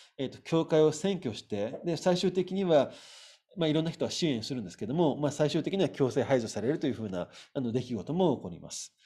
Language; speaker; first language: Japanese; native; Japanese